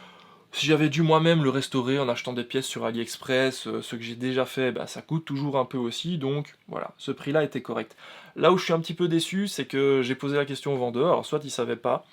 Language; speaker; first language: French; native; French